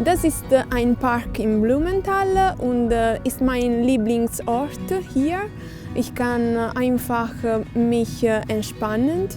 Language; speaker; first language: German; non-native, learner; Italian